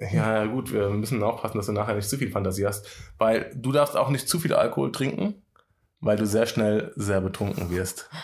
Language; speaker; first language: German; native; German